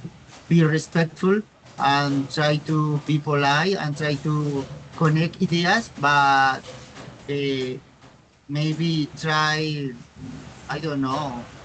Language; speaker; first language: English; non-native, learner; Spanish